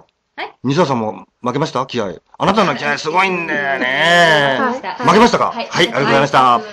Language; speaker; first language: Japanese; native; Japanese